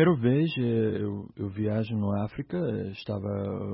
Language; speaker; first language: Portuguese; non-native, learner; English